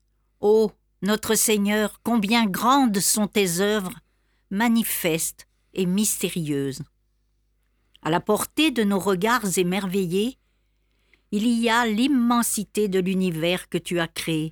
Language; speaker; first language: French; native; French